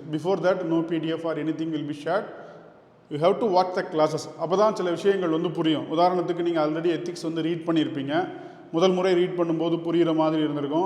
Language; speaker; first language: Tamil; native; Tamil